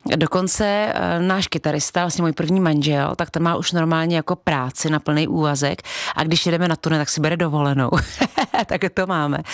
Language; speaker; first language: Czech; native; Czech